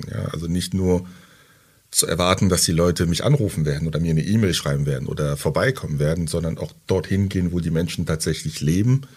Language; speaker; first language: German; early bilingual, other home language; French